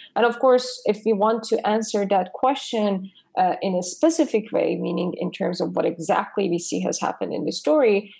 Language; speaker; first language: English; non-native, fluent; Persian